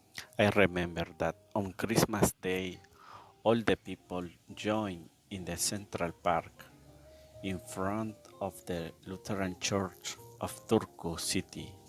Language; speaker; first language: English; non-native, learner; Spanish